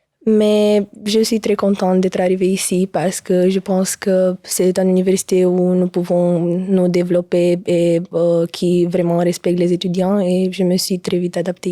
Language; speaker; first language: French; non-native, learner; Romanian